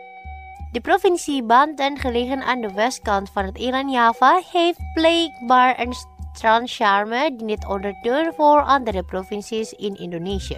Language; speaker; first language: Dutch; non-native, fluent; Indonesian